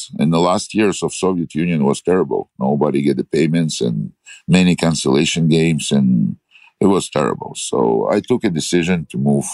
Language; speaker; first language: English; non-native, learner; Ukrainian